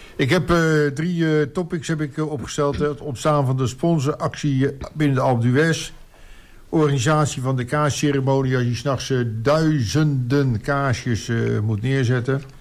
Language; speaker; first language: Dutch; native; Dutch